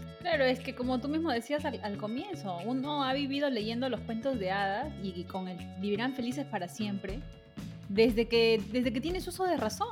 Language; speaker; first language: Spanish; native; Spanish